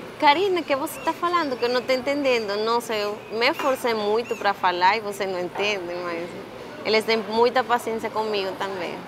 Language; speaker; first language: Portuguese; non-native, learner; Spanish